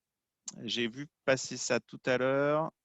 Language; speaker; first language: French; native; French